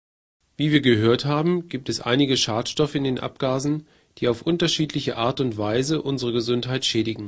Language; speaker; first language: German; native; German